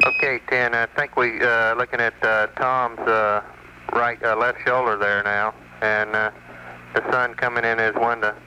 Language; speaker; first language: English; native; English